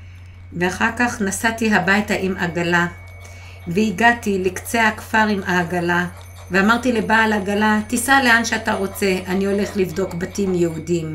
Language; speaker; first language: Hebrew; non-native, fluent; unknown